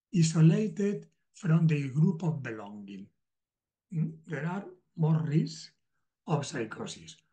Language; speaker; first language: English; non-native, learner; Spanish